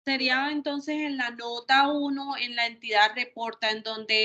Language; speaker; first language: Spanish; native; Spanish